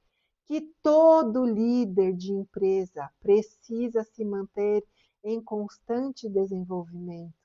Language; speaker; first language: Portuguese; native; Portuguese